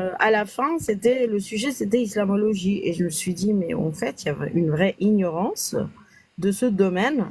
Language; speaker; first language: French; native; French